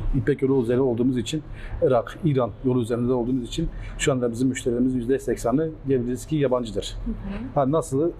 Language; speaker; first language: Turkish; native; Turkish